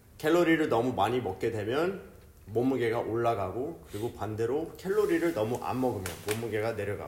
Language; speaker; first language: Korean; early bilingual, heritage; Korean